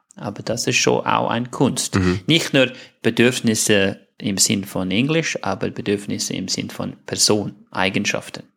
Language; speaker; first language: German; non-native, fluent; English